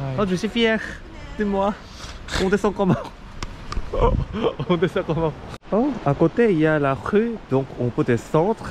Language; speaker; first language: French; non-native, fluent; Korean